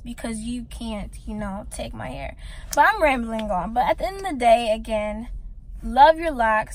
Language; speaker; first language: English; native; English